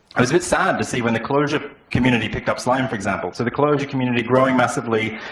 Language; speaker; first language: English; native; English